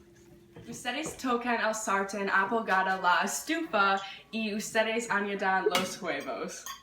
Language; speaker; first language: Spanish; non-native, learner; English